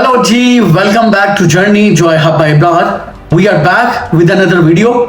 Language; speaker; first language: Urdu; non-native, local second language; Punjabi